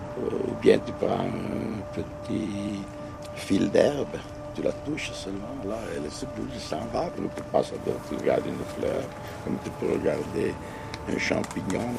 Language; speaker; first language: French; non-native, fluent; Italian